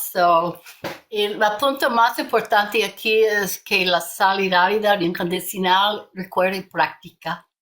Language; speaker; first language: Spanish; non-native, learner; English